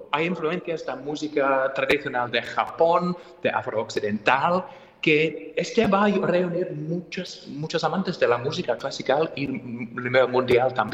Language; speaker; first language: Spanish; non-native, fluent; English